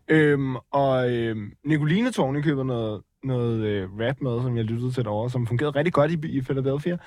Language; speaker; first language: Danish; native; Danish